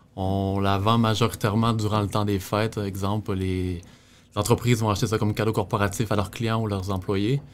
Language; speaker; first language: French; native; French